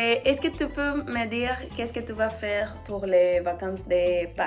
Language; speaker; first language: French; non-native, learner; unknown